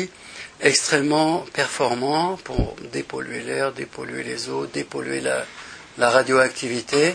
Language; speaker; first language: French; native; French